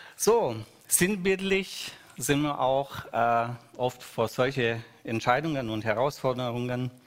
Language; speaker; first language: German; non-native, fluent; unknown